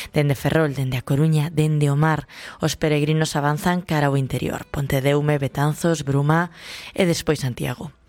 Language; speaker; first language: Galician; native; Galician